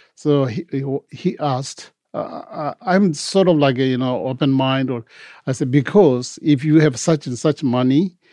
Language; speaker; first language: English; non-native, local second language; Tibetan